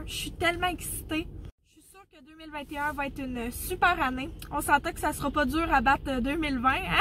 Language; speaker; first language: French; native; French